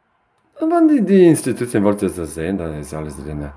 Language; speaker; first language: German; non-native, learner; Polish